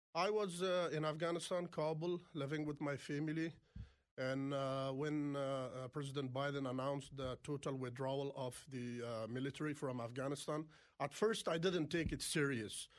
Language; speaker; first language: English; non-native, fluent; Persian